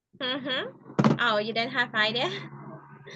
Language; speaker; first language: English; non-native, learner; Indonesian